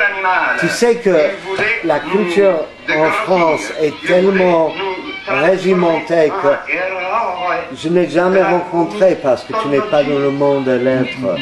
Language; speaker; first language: French; non-native, fluent; English